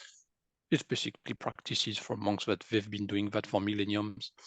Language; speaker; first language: English; non-native, fluent; French